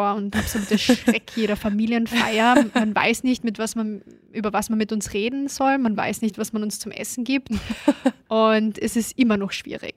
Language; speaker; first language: German; native; German